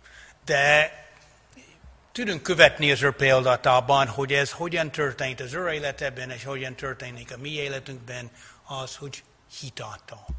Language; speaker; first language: Hungarian; non-native, fluent; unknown